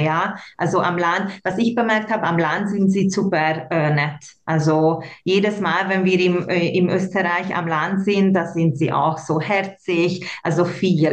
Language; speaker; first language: German; non-native, local second language; Hungarian